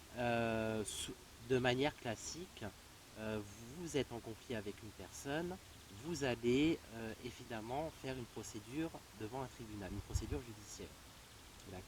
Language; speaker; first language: French; native; French